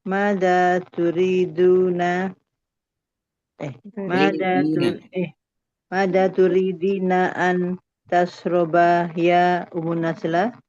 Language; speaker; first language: Arabic; non-native, learner; Indonesian